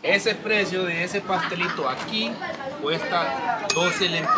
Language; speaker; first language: Spanish; native; Spanish